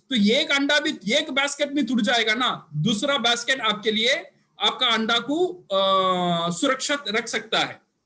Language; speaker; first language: Hindi; non-native, local second language; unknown